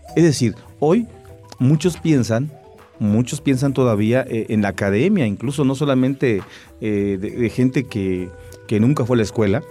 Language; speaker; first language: Spanish; non-native, local second language; Tzeltal